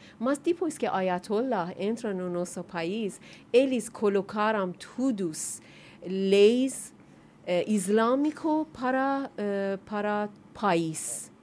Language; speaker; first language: Portuguese; non-native, learner; Persian